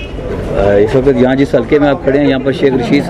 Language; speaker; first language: Urdu; native; Urdu